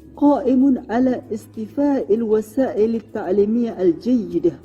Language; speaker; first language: Arabic; non-native, learner; Indonesian